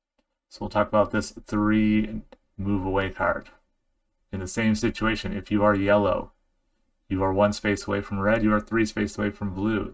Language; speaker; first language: English; native; English